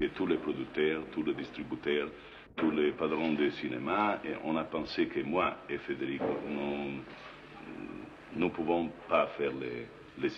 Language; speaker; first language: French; non-native, learner; Italian